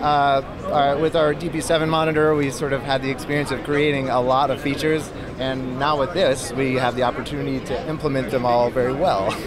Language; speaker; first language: English; native; English